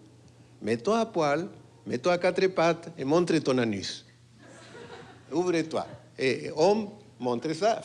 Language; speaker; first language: French; non-native, fluent; Spanish